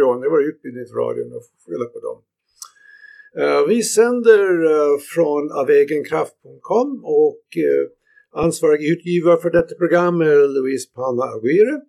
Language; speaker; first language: Swedish; non-native, fluent; English